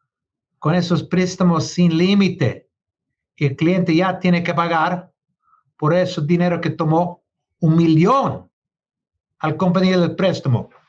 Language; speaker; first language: Spanish; non-native, learner; English